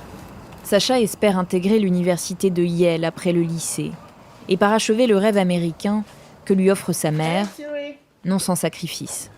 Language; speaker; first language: French; native; French